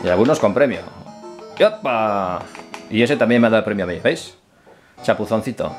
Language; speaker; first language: Spanish; native; Spanish